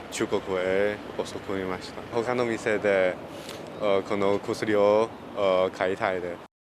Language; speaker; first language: Japanese; non-native, learner; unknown